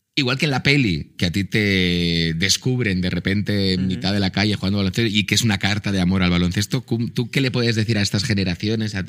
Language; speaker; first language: Spanish; native; Spanish